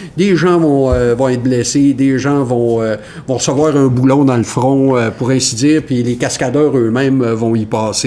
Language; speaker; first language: French; native; French